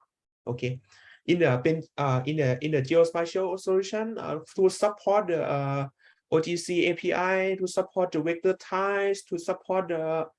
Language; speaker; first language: English; non-native, learner; Thai